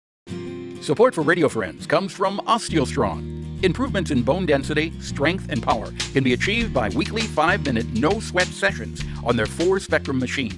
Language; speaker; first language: English; native; English